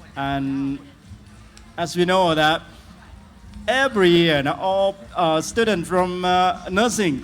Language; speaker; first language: English; non-native, fluent; Thai